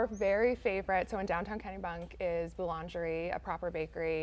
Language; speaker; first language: English; native; English